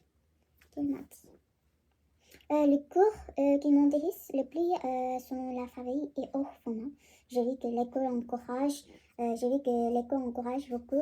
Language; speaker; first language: French; non-native, learner; Korean